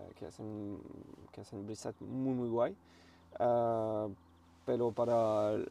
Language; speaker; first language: Spanish; non-native, learner; French